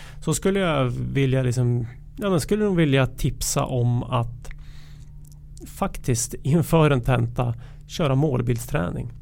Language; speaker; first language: Swedish; native; Swedish